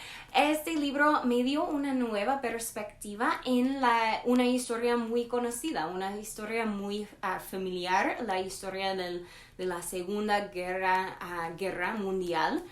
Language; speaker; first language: Spanish; non-native, learner; English